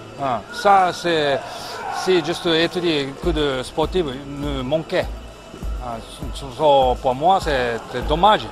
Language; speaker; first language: French; non-native, learner; Japanese